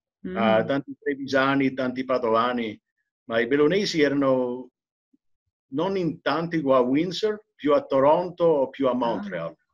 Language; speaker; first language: Italian; early bilingual, heritage; English